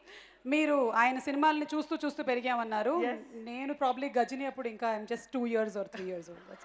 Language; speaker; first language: Telugu; native; Telugu